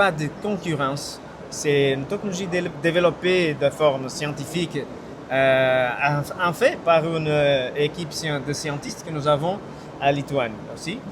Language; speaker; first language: French; non-native, fluent; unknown